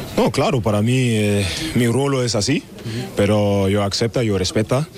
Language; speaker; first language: Spanish; non-native, learner; German